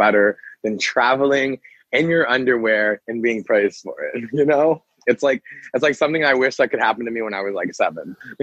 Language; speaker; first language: English; native; English